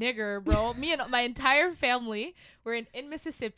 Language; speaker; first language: English; non-native, fluent; Rundi